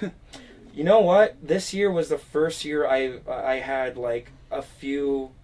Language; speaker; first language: English; native; English